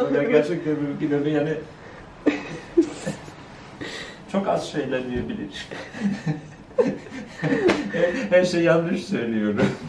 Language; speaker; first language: Turkish; non-native, learner; German